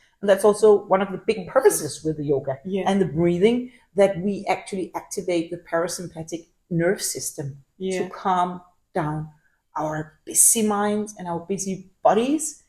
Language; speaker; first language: English; non-native, fluent; Danish